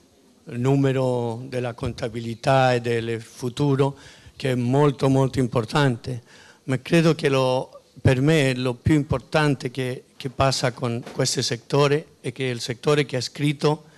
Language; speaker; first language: Italian; non-native, fluent; Spanish